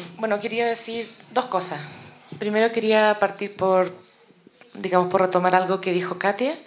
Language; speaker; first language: Spanish; native; Spanish